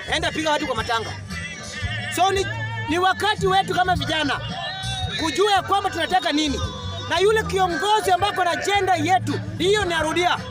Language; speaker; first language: Swahili; non-native, local second language; Luo (Kenya and Tanzania)